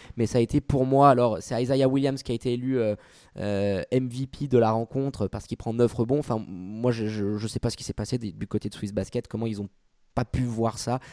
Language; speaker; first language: French; native; French